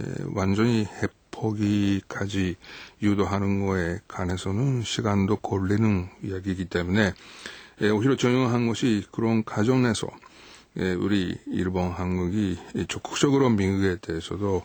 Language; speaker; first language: Korean; non-native, fluent; Japanese